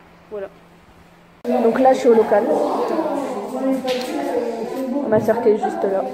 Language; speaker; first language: French; native; French